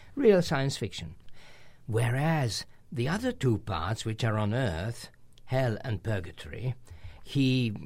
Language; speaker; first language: English; non-native, fluent; Hungarian